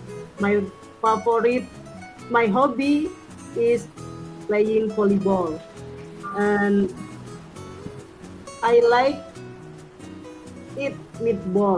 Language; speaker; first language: English; non-native, learner; Indonesian